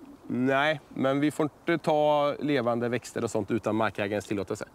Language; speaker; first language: Swedish; native; Swedish